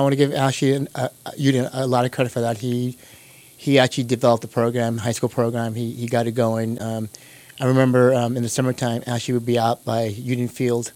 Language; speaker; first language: English; native; English